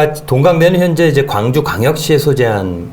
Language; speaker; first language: Korean; native; Korean